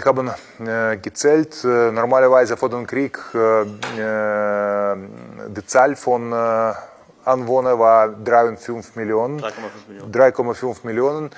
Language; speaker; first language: German; non-native, fluent; Russian